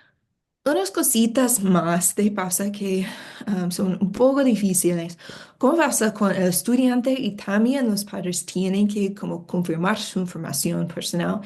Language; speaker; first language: Spanish; non-native, fluent; English